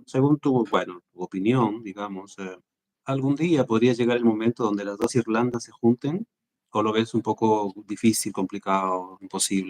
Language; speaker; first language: Spanish; native; Spanish